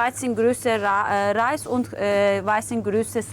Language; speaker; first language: German; non-native, learner; Turkish